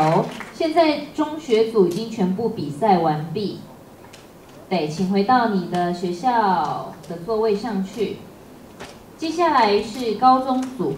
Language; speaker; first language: Chinese; native; Chinese